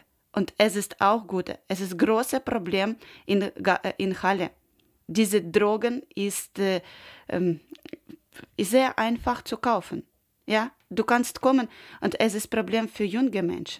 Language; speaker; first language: German; non-native, learner; Ukrainian